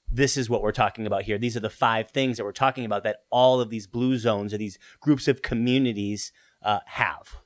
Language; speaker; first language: English; early bilingual, other home language; Italian